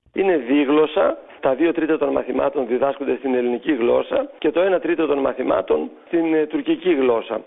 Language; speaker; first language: Greek; native; Greek